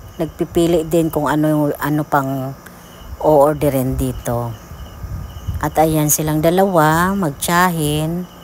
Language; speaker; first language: Filipino; non-native, local second language; Cebuano